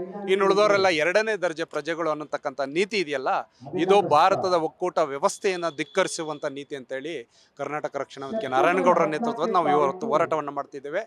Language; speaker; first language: Kannada; native; Kannada